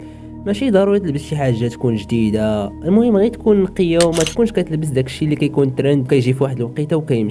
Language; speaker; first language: Arabic; native; Arabic